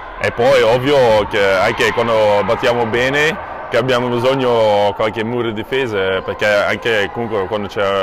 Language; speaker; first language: Italian; non-native, fluent; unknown